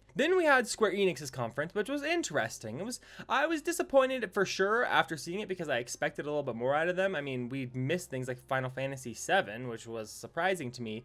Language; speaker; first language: English; native; English